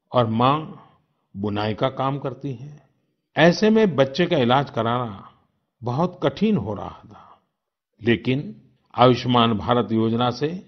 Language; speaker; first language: Hindi; non-native, local second language; Gujarati